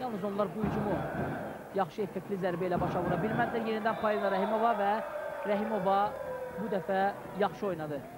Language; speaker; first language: Azerbaijani; native; Azerbaijani